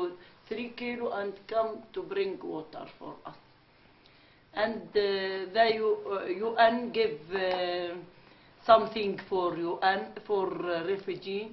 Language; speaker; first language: English; non-native, learner; Arabic